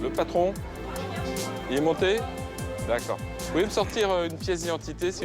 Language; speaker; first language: French; native; French